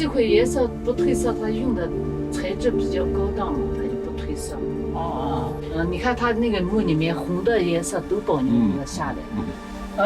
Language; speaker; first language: Chinese; native; Chinese